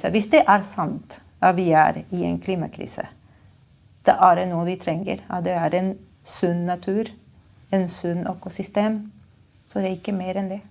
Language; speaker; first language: Norwegian; non-native, fluent; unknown